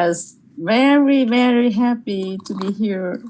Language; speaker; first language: English; non-native, learner; Vietnamese